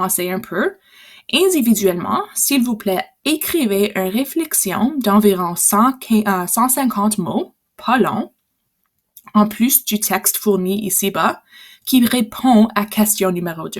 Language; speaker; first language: French; non-native, local second language; English